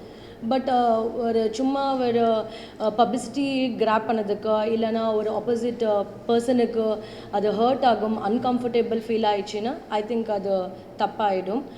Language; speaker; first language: Tamil; non-native, learner; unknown